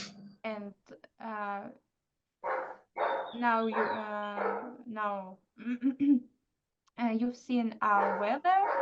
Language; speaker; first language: English; non-native, fluent; Russian